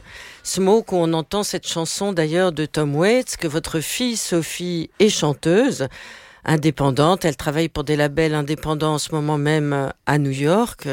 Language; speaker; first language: French; native; French